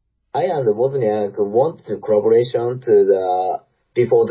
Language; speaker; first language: English; non-native, learner; Japanese